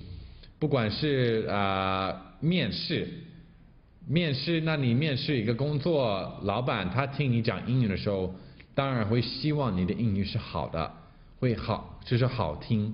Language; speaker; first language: Chinese; non-native, fluent; English